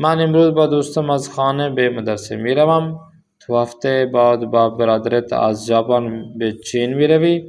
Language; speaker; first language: Persian; non-native, fluent; Urdu